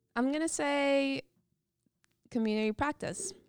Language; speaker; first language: English; non-native, fluent; Spanish